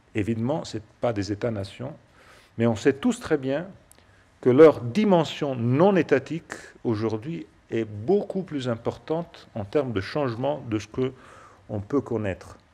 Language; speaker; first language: French; non-native, fluent; Italian